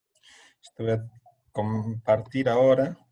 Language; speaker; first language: Spanish; native; Spanish